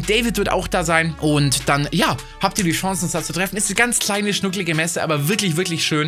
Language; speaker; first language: German; native; German